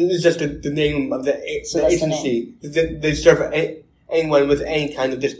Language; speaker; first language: English; native; English